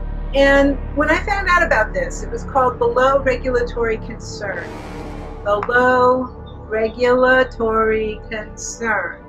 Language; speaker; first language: English; native; English